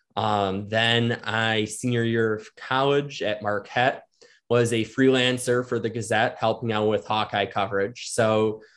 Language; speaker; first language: English; native; English